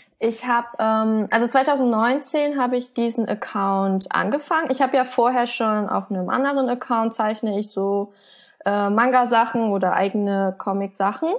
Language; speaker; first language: German; native; German